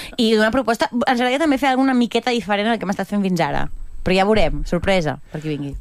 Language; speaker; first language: Catalan; native; Catalan